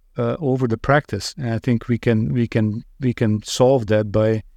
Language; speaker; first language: English; non-native, fluent; Dutch